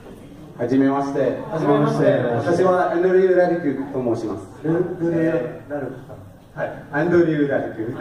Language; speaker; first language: Japanese; non-native, learner; English